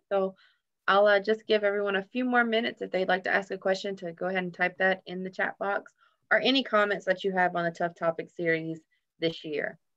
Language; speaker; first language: English; native; English